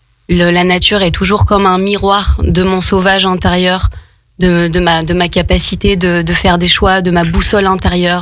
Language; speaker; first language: French; native; French